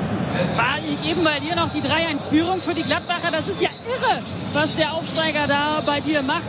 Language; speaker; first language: German; native; German